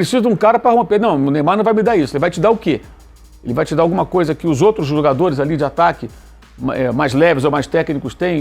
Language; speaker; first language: Portuguese; native; Portuguese